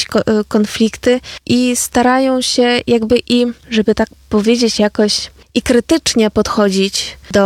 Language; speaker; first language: Polish; non-native, fluent; Ukrainian